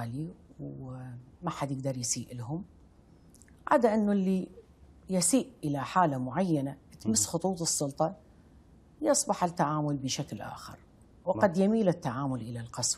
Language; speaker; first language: Arabic; native; Arabic